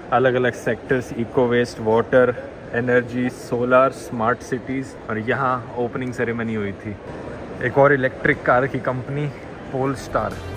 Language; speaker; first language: Hindi; native; Hindi